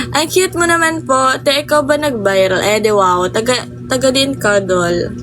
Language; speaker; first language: Filipino; non-native, local second language; Hiligaynon